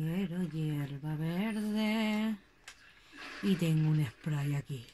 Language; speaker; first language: Spanish; native; Spanish